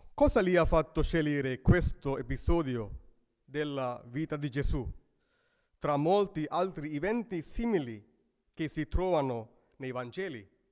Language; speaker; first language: Italian; non-native, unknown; Sinhala